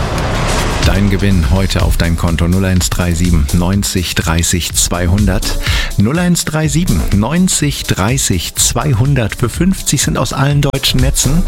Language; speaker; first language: German; native; German